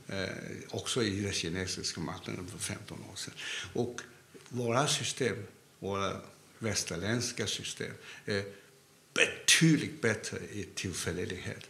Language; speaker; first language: Swedish; non-native, fluent; Cantonese